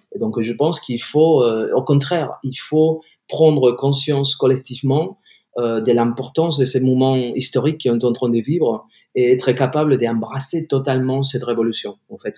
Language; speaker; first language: French; non-native, fluent; Spanish